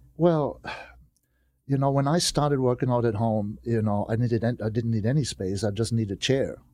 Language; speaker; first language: English; non-native, fluent; German